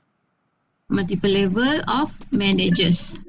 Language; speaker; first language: English; non-native, fluent; Malay